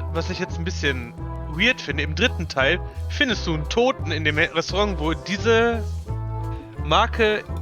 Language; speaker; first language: German; native; German